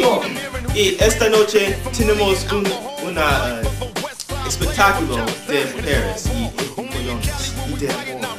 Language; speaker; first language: Spanish; non-native, learner; English